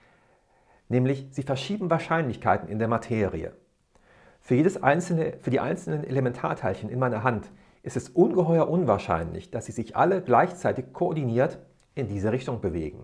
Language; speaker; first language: German; native; German